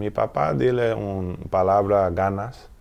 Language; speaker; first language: Spanish; non-native, learner; English